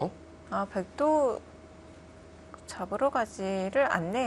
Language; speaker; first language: Korean; native; Korean